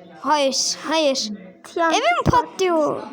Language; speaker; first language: Turkish; native; Turkish